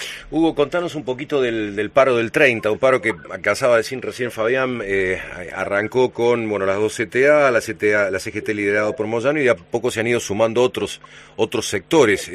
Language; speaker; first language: Spanish; native; Spanish